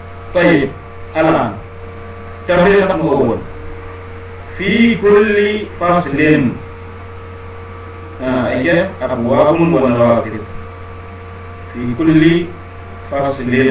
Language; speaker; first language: Arabic; non-native, fluent; Wolof